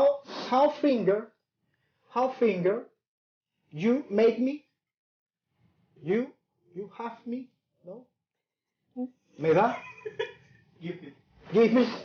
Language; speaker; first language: English; non-native, learner; Spanish